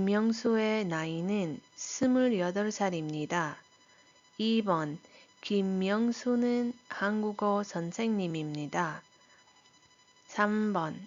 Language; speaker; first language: Korean; non-native, fluent; Iloko